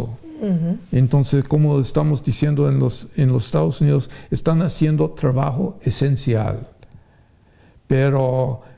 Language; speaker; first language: Spanish; non-native, fluent; English